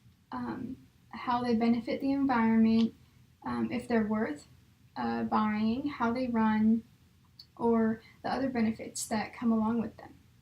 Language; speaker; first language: English; native; English